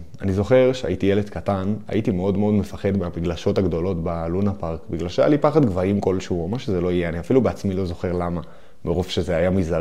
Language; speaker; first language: Hebrew; native; Hebrew